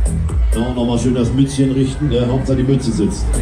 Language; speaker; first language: German; native; German